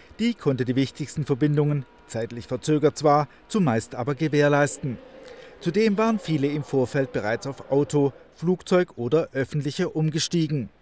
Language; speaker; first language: German; native; German